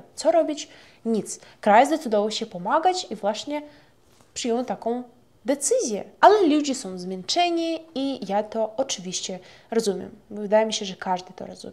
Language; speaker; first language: Polish; non-native, fluent; Ukrainian